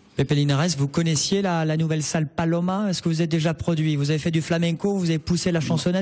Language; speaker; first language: French; native; French